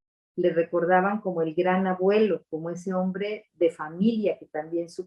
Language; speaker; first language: Spanish; native; Spanish